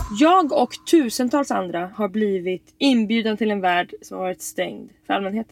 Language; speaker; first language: Swedish; native; Swedish